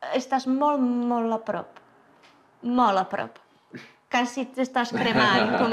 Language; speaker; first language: Catalan; non-native, fluent; Czech